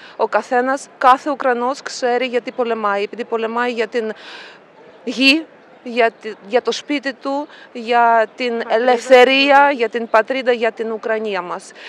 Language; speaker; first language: Greek; non-native, fluent; Ukrainian